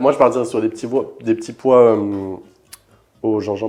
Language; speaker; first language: French; native; French